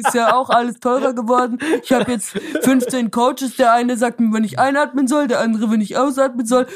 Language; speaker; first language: German; native; German